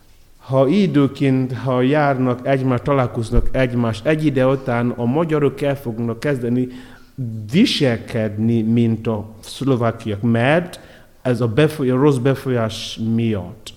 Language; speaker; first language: Hungarian; non-native, learner; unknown